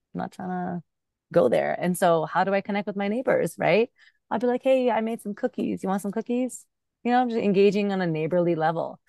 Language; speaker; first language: English; early bilingual, other home language; Urdu